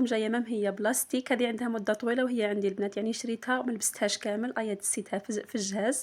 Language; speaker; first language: Arabic; native; Arabic